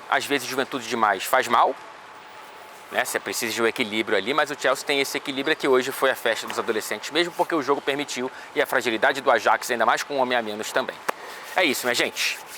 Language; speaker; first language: Portuguese; native; Portuguese